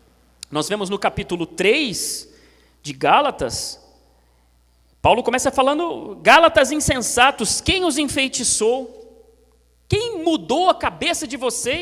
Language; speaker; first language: Portuguese; native; Portuguese